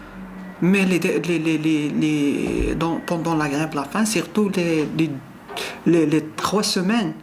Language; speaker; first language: French; non-native, learner; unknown